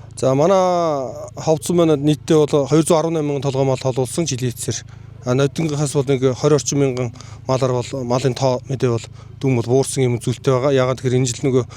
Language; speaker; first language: Mongolian; native; Mongolian